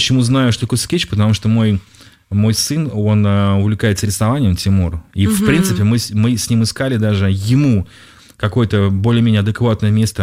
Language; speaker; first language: Russian; native; Russian